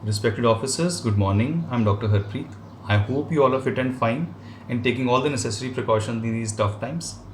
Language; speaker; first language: English; non-native, local second language; Punjabi